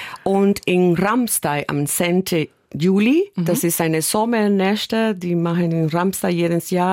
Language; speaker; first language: German; non-native, fluent; Spanish